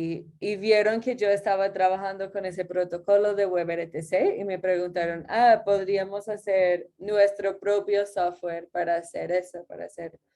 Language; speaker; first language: Spanish; non-native, fluent; English